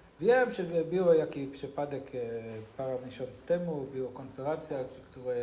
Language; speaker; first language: Polish; non-native, learner; Hebrew